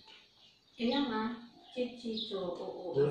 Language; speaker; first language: Chinese; non-native, learner; Filipino